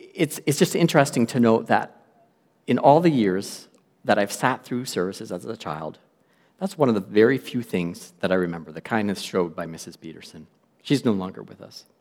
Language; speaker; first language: English; native; English